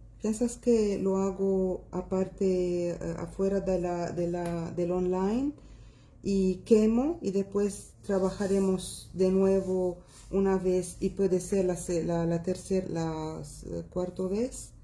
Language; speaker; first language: Spanish; non-native, local second language; Arabic